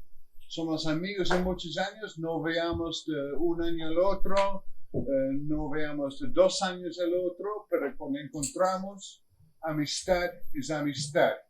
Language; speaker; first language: Spanish; non-native, learner; English